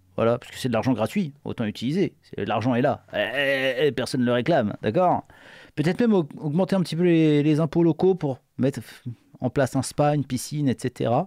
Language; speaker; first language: French; native; French